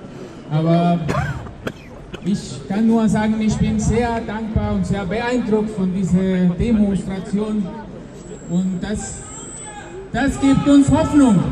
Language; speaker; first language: German; non-native, fluent; Spanish